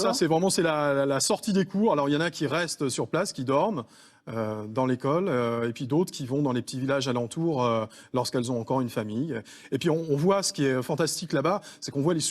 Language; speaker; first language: French; native; French